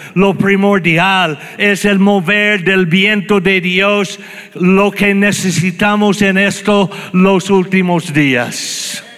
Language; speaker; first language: Spanish; non-native, fluent; English